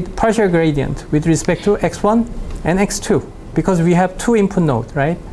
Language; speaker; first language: English; non-native, fluent; Korean